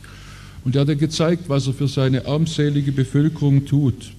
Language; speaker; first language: German; native; German